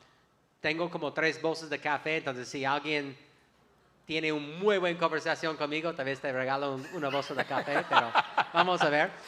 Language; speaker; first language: Spanish; non-native, fluent; English